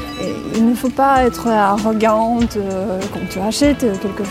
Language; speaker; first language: French; non-native, fluent; Russian